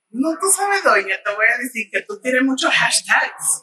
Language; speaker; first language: Spanish; early bilingual, heritage; Spanish